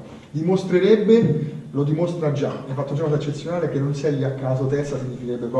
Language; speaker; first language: Italian; native; Italian